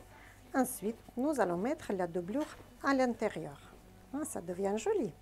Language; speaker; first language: French; non-native, fluent; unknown